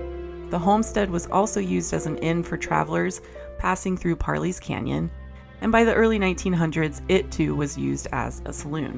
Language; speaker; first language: English; native; English